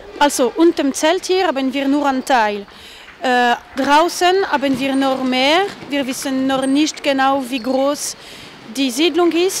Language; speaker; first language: German; non-native, fluent; French